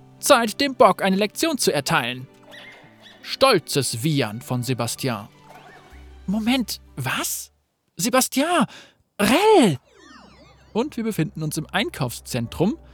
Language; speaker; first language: German; native; German